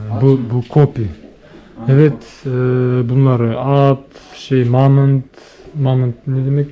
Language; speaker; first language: Turkish; non-native, learner; Bashkir